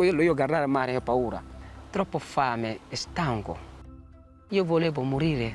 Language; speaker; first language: Italian; non-native, learner; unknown